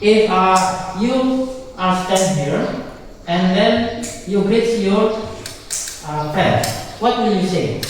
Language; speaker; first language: English; non-native, learner; Indonesian